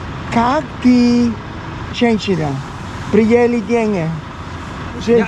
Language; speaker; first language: Russian; non-native, learner; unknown